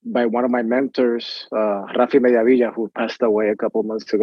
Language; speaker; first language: English; non-native, fluent; Spanish